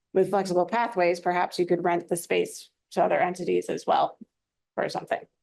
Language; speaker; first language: English; native; English